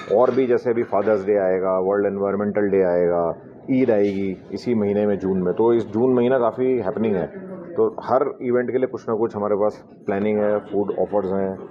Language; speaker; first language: Hindi; native; Hindi